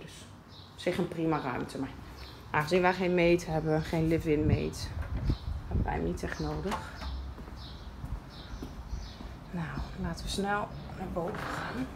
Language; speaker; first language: Dutch; native; Dutch